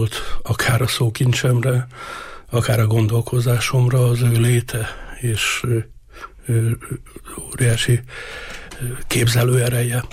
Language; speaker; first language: Hungarian; native; Hungarian